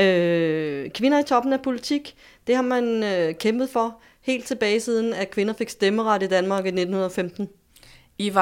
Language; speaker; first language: Danish; native; Danish